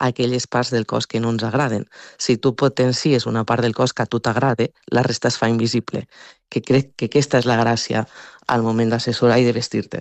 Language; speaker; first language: Catalan; native; Catalan